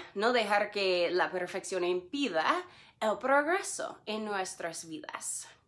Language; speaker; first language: Spanish; non-native, fluent; English